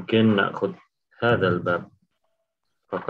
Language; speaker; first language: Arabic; non-native, fluent; Indonesian